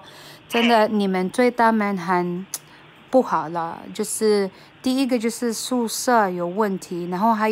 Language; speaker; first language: Chinese; non-native, fluent; Filipino